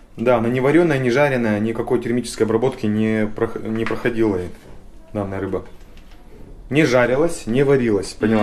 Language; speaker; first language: Russian; native; Russian